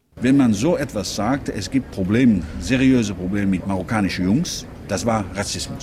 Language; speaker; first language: German; non-native, fluent; Dutch